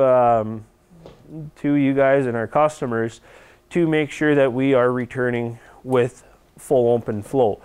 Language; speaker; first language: English; native; English